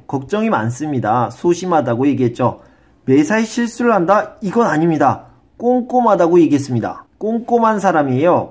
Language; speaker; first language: Korean; native; Korean